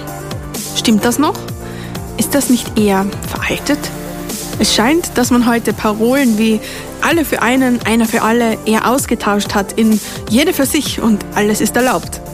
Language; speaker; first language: German; native; German